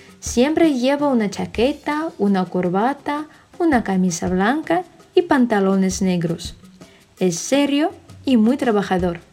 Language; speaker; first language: Spanish; non-native, fluent; Russian